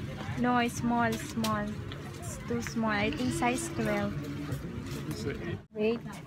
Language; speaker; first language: English; non-native, local second language; Filipino